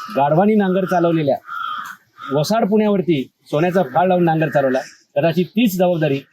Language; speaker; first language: Marathi; native; Marathi